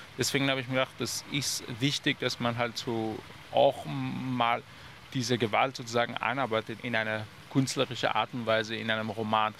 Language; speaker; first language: German; non-native, fluent; Persian